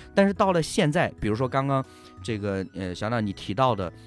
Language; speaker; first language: Chinese; native; Chinese